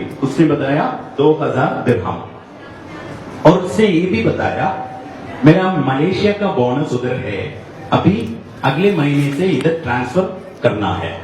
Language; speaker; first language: Hindi; non-native, fluent; Bangla